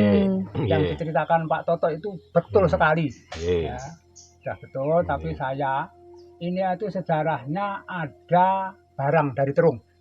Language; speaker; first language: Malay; non-native, local second language; Javanese